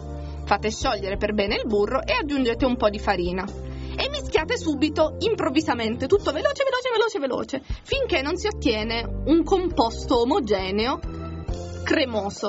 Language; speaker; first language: Italian; native; Italian